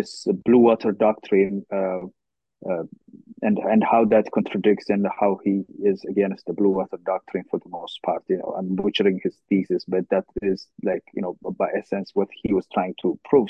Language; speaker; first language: English; non-native, fluent; Oromo